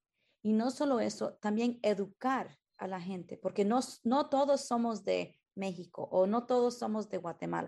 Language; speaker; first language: Spanish; early bilingual, heritage; Spanish